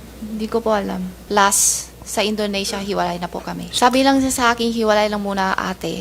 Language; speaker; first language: Filipino; non-native, learner; Chinese